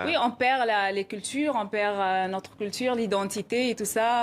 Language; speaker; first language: French; non-native, fluent; Arabic